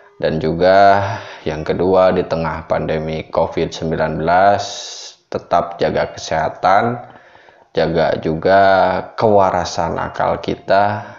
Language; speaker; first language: Indonesian; non-native, local second language; Sundanese